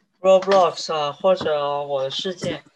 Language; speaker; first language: Chinese; early bilingual, heritage; Chinese